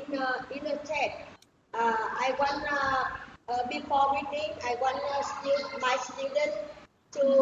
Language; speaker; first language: English; non-native, learner; Vietnamese